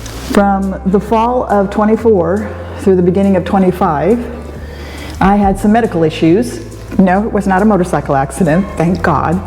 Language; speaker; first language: English; native; English